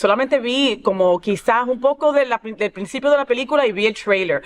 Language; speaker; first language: Spanish; early bilingual, other home language; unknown